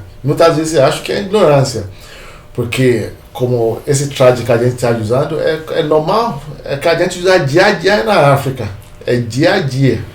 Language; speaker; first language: Portuguese; non-native, fluent; Yoruba